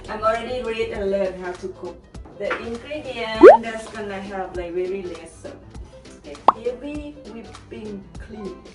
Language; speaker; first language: English; non-native, learner; Thai